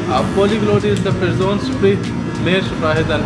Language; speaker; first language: German; non-native, learner; Urdu